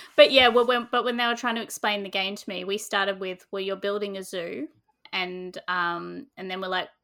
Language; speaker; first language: English; native; English